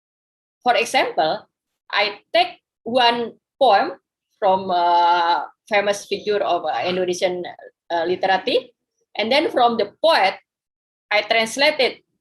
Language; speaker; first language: English; non-native, fluent; Indonesian